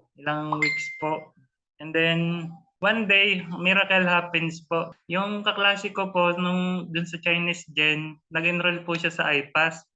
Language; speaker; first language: Filipino; native; Filipino